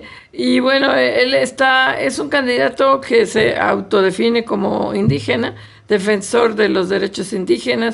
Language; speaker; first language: Spanish; native; Spanish